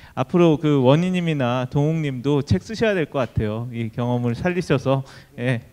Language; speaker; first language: Korean; native; Korean